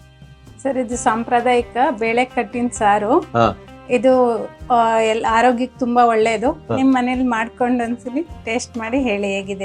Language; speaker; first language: Kannada; native; Kannada